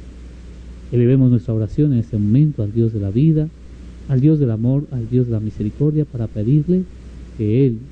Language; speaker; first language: Spanish; native; Spanish